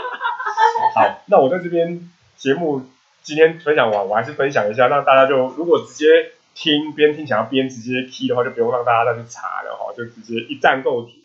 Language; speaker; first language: Chinese; non-native, local second language; Min Nan Chinese